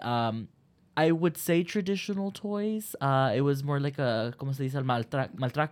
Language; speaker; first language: English; early bilingual, other home language; Spanish